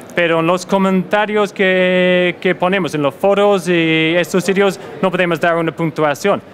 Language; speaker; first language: Spanish; non-native, fluent; English